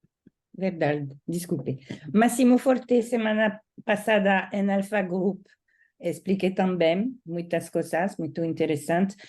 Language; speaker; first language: Portuguese; non-native, learner; Italian